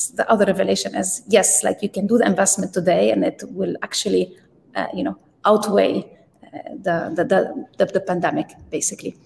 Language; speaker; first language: English; non-native, fluent; Arabic